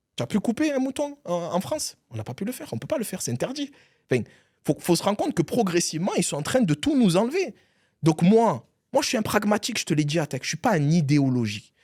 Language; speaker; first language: French; early bilingual, other home language; Arabic